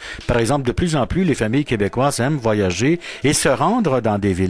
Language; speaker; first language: French; native; French